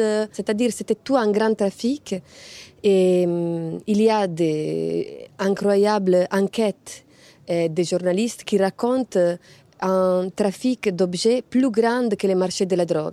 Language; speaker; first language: French; non-native, fluent; Italian